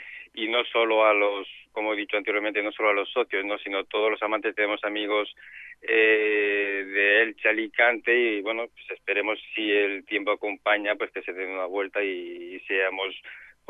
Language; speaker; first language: Spanish; native; Spanish